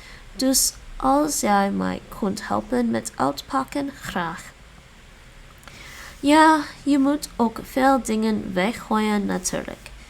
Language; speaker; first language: Dutch; non-native, learner; English